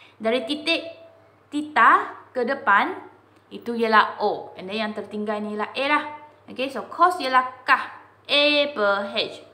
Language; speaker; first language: Malay; non-native, local second language; Chinese